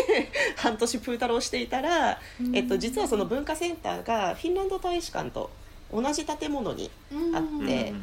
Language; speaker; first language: Japanese; early bilingual, heritage; Finnish